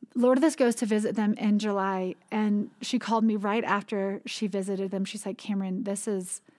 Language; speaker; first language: English; native; English